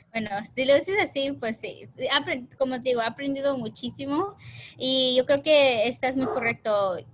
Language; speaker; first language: Spanish; early bilingual, heritage; Spanish